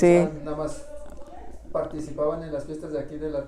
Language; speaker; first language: Spanish; native; Spanish